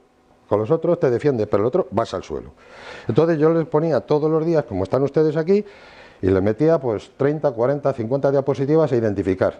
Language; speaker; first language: Spanish; native; Spanish